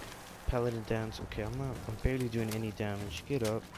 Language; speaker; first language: English; native; English